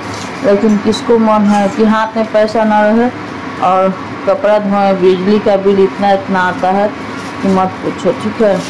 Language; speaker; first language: Hindi; non-native, local second language; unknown